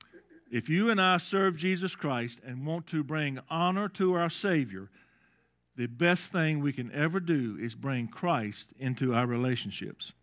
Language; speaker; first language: English; native; English